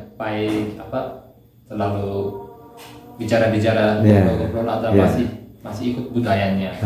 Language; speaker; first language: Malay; non-native, learner; Turkish